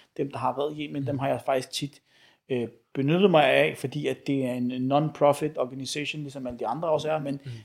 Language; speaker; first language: Danish; early bilingual, other home language; Arabic